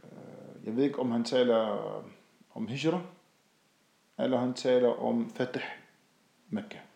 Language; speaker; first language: Danish; non-native, fluent; Arabic